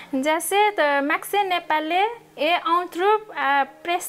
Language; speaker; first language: French; non-native, learner; Nepali